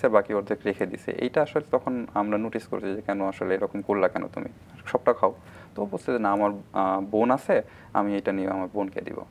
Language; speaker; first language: Bangla; native; Bangla